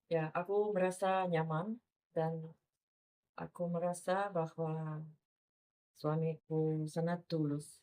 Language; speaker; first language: Indonesian; non-native, learner; Russian